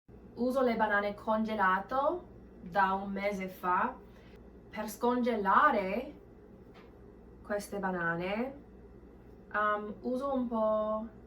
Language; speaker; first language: Italian; non-native, learner; English